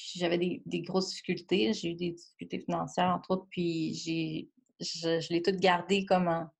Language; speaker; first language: French; native; French